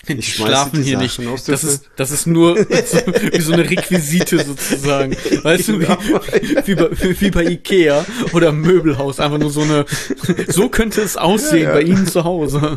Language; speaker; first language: German; native; German